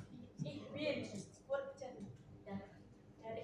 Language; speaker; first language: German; non-native, learner; Indonesian